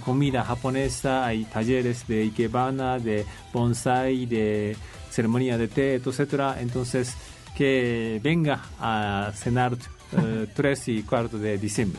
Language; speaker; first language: Spanish; non-native, fluent; Japanese